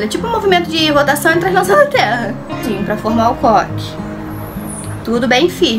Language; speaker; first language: Portuguese; native; Portuguese